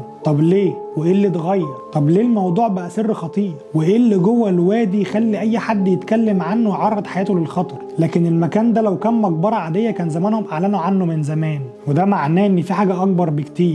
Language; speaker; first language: Arabic; native; Arabic